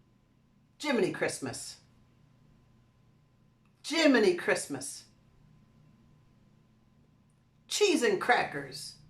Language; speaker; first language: English; native; English